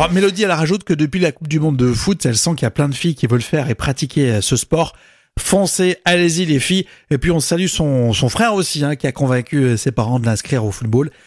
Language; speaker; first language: French; native; French